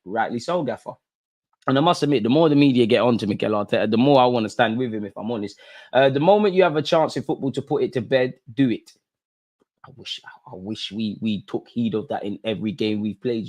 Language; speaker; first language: English; native; English